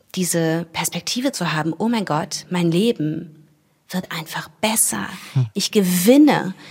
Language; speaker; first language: German; native; German